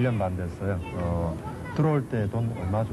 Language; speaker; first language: Korean; native; Korean